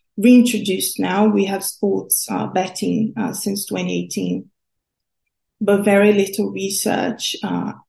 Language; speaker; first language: English; non-native, fluent; Portuguese